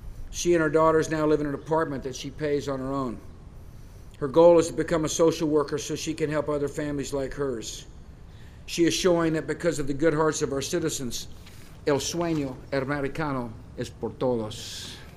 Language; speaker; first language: English; native; English